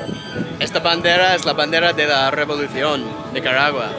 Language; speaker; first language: Spanish; non-native, fluent; English